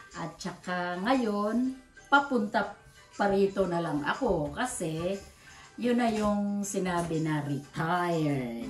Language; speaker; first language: Filipino; non-native, local second language; Cebuano